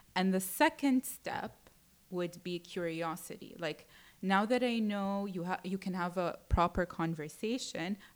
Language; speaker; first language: English; early bilingual, other home language; Arabic